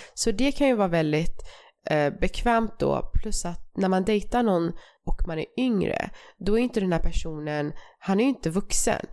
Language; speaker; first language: Swedish; early bilingual, other home language; Persian